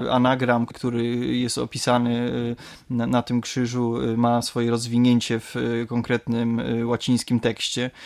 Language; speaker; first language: Polish; native; Polish